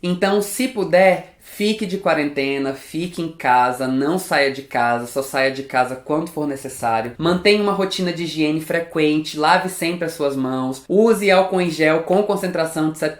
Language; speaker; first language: Portuguese; native; Portuguese